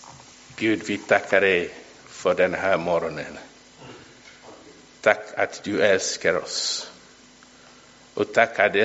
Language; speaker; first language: Swedish; non-native, fluent; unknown